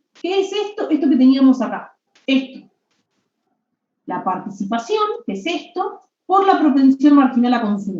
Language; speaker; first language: Spanish; native; Spanish